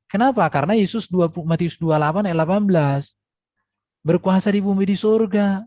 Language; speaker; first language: Indonesian; native; Indonesian